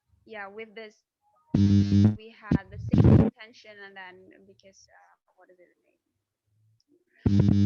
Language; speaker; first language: English; non-native, fluent; Indonesian